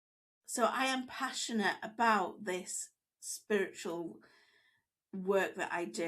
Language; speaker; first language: English; native; English